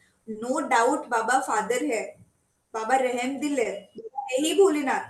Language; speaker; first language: Hindi; native; Hindi